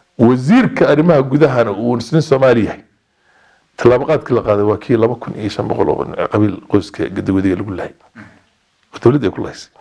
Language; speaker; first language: Somali; native; Somali